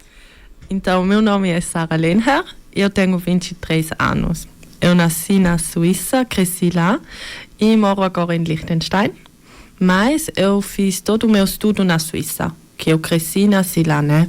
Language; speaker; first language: Portuguese; early bilingual, heritage; Portuguese